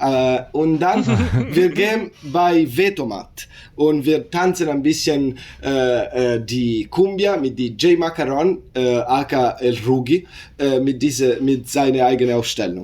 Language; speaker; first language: German; non-native, learner; Italian